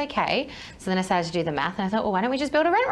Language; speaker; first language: English; native; English